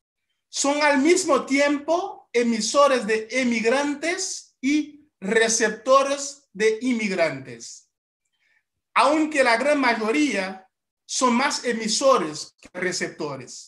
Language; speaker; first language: Spanish; non-native, fluent; Haitian Creole